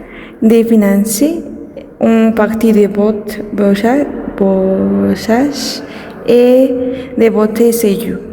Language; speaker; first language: French; non-native, learner; Spanish